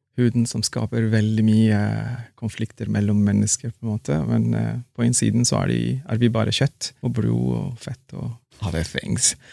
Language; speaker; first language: Norwegian; non-native, fluent; Arabic